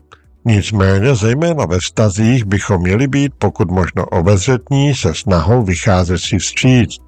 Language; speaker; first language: Czech; native; Czech